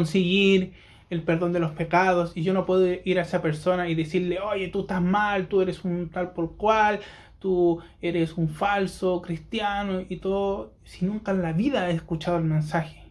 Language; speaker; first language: Spanish; native; Spanish